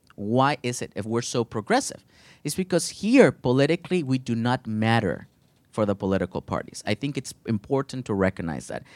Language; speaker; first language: English; early bilingual, other home language; Spanish